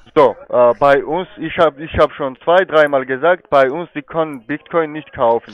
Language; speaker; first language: German; non-native, fluent; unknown